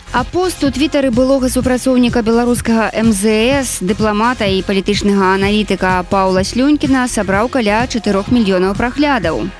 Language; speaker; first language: Belarusian; native; Belarusian